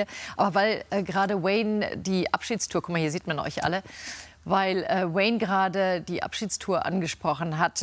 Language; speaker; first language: German; native; German